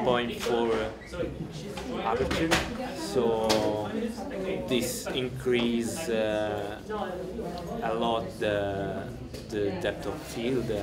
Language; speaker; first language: English; non-native, learner; Italian